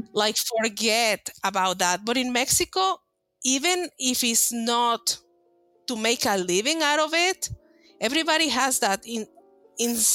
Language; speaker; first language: English; non-native, fluent; Spanish